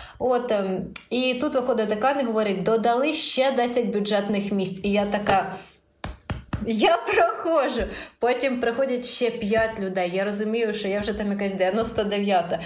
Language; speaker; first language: Ukrainian; native; Ukrainian